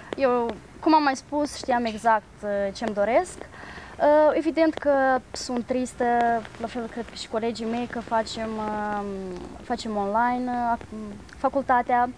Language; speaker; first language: Romanian; native; Romanian